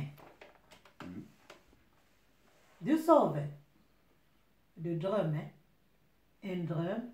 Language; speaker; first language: Swedish; non-native, fluent; Lingala